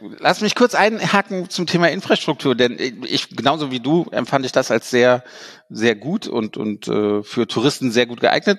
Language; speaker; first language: German; native; German